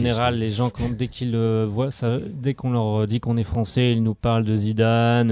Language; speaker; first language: French; native; French